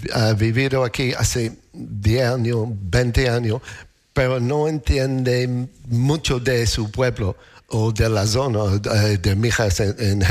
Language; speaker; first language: Spanish; non-native, fluent; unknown